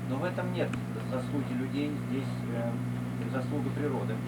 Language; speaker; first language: Russian; native; Russian